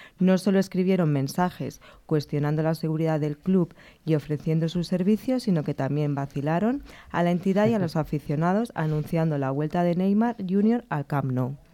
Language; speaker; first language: Spanish; native; Spanish